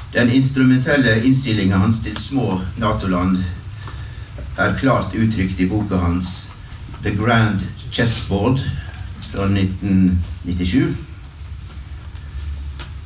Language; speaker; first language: Norwegian; native; Norwegian